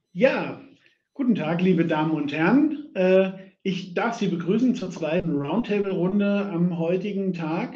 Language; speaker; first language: German; native; German